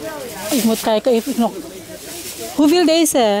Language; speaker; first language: Dutch; non-native, learner; Filipino